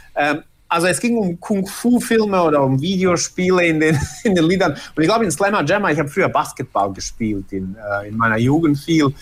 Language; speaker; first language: German; early bilingual, other home language; Bosnian